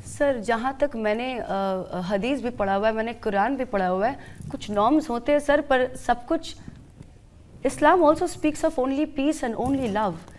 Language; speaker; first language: Hindi; non-native, local second language; Bangla